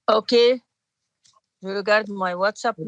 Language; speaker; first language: French; non-native, learner; Arabic